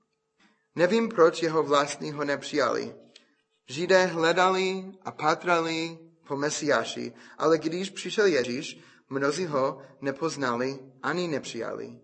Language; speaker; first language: Czech; non-native, fluent; English